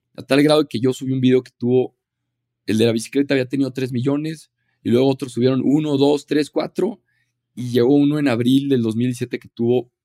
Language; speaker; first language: Spanish; native; Spanish